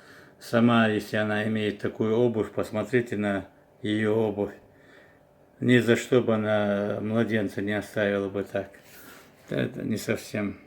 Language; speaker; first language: Russian; non-native, local second language; Chechen